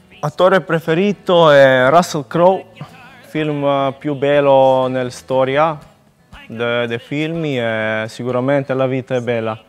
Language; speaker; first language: Italian; non-native, learner; Macedonian